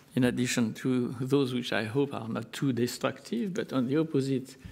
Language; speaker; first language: English; non-native, fluent; French